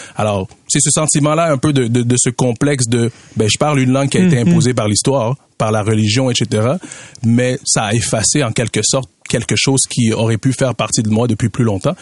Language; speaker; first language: French; early bilingual, other home language; Swahili